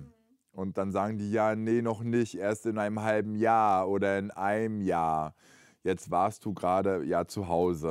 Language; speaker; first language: German; native; German